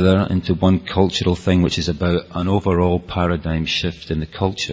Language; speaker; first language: English; native; English